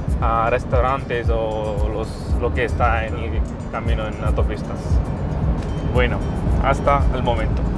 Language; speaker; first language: Spanish; non-native, fluent; Hindi